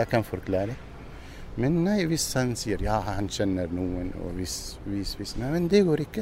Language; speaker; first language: Norwegian; non-native, learner; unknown